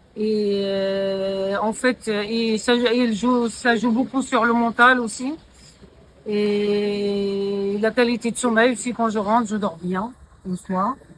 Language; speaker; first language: French; non-native, local second language; Arabic